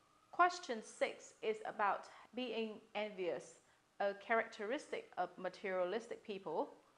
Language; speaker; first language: English; non-native, fluent; Vietnamese